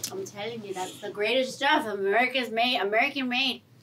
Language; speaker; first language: English; early bilingual, other home language; Spanish